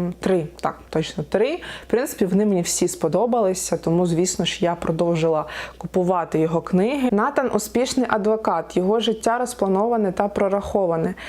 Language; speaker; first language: Ukrainian; non-native, local second language; Russian